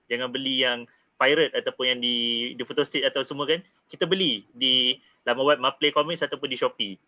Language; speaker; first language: Malay; native; Malay